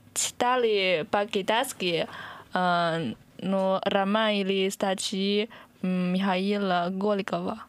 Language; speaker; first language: Russian; non-native, fluent; Chinese